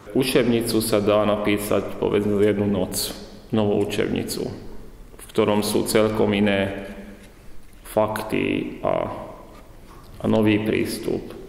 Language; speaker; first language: Slovak; non-native, local second language; Hungarian